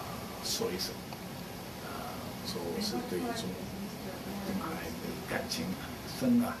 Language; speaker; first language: Chinese; non-native, local second language; Cantonese